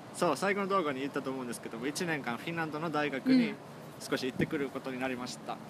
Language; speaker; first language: Japanese; non-native, fluent; Finnish